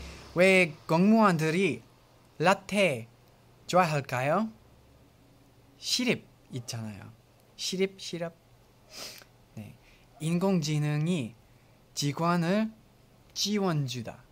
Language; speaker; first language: Korean; non-native, learner; English